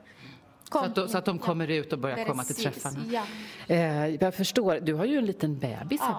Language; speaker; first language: Swedish; native; Swedish